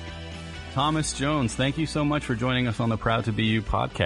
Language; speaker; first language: English; native; English